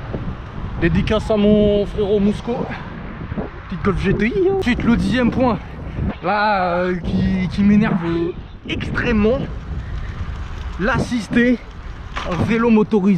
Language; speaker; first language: French; native; French